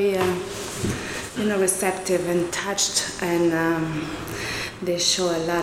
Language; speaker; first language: English; non-native, local second language; Kinyarwanda